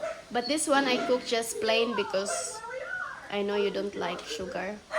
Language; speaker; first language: English; non-native, local second language; Cebuano